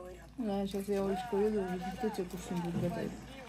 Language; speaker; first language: Russian; native; Russian